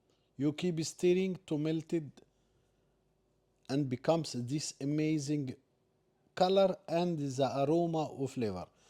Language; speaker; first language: English; non-native, learner; Arabic